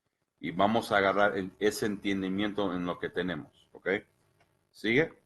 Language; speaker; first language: Spanish; early bilingual, heritage; Spanish